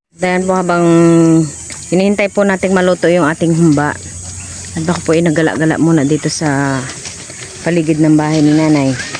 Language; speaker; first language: Filipino; native; Filipino